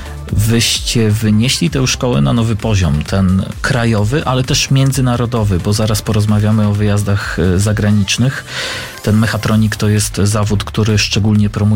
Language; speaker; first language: Polish; native; Polish